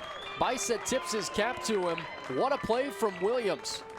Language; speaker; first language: English; native; English